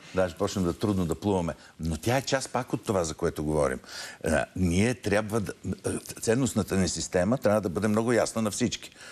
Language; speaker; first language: Bulgarian; native; Bulgarian